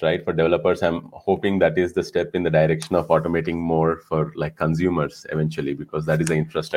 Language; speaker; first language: English; non-native, local second language; Telugu